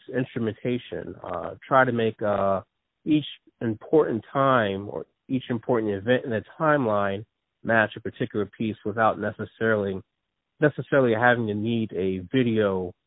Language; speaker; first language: English; native; English